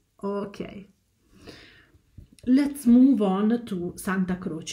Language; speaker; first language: English; non-native, fluent; Italian